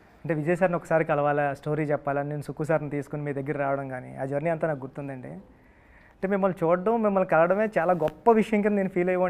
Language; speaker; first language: Telugu; native; Telugu